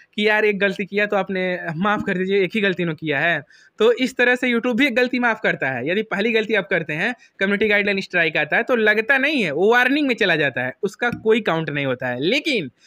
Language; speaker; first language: Hindi; native; Hindi